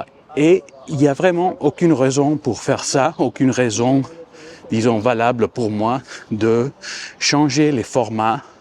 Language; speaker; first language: French; non-native, fluent; Spanish